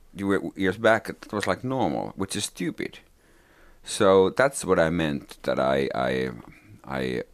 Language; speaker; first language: English; non-native, fluent; Finnish